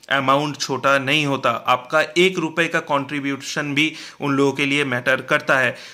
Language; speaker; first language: Hindi; non-native, local second language; Bangla